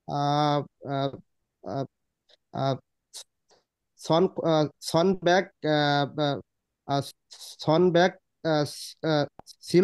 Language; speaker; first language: Korean; non-native, learner; Bangla